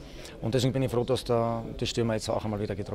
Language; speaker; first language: German; native; German